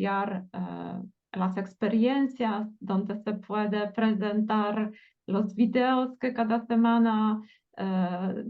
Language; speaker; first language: Spanish; non-native, fluent; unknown